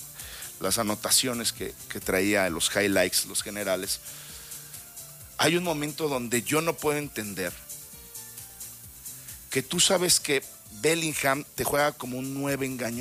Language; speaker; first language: Spanish; native; Spanish